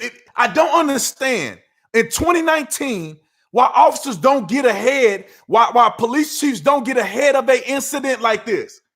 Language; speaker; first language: English; native; English